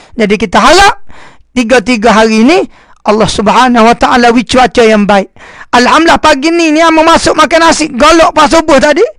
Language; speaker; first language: Malay; native; Malay